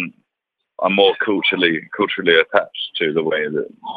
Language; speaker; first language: English; native; English